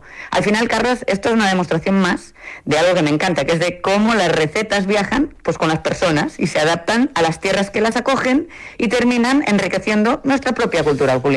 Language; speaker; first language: Spanish; native; Spanish